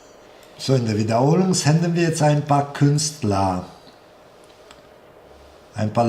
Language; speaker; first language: German; non-native, fluent; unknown